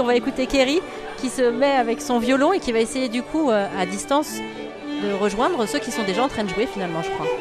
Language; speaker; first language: French; native; French